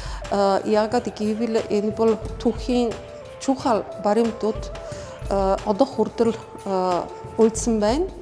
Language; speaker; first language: Mongolian; non-native, fluent; Polish